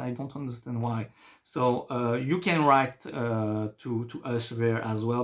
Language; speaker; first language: English; non-native, fluent; French